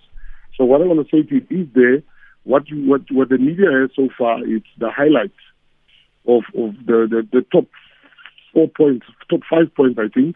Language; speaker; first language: English; non-native, local second language; Afrikaans